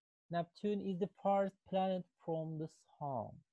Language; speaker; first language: English; non-native, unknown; Turkish